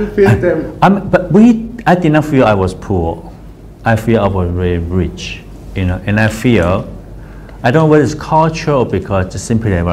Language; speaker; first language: English; non-native, fluent; Chinese